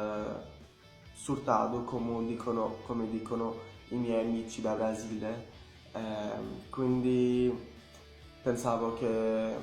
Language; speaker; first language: Italian; non-native, learner; Portuguese